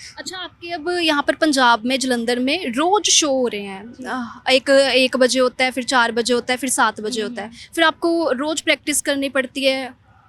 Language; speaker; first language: Hindi; non-native, local second language; Punjabi